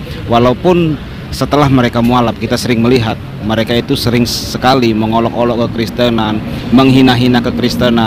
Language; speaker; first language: Indonesian; native; Indonesian